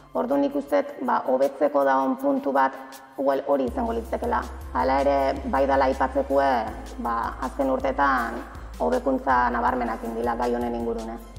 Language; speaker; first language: Basque; native; Basque